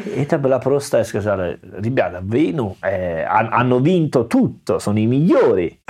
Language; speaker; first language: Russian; non-native, learner; Italian